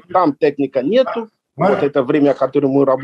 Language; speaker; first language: Russian; non-native, learner; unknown